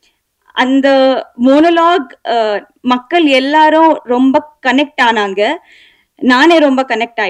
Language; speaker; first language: Tamil; non-native, learner; Telugu